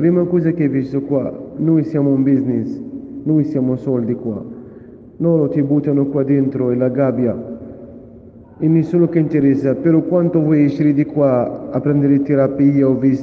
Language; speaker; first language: Italian; non-native, fluent; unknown